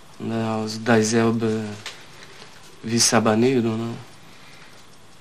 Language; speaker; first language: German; non-native, learner; Portuguese